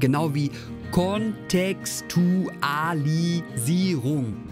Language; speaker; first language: German; native; German